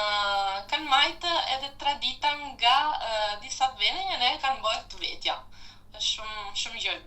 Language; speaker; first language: Albanian; non-native, fluent; Italian